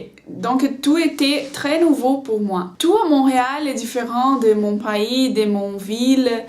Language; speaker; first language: French; non-native, learner; Portuguese